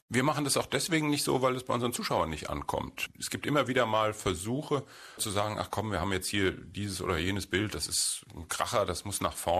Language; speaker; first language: German; native; German